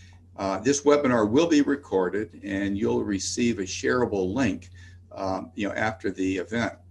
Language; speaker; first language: English; native; English